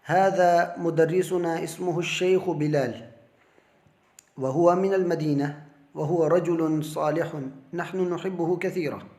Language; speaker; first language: Arabic; non-native, fluent; Urdu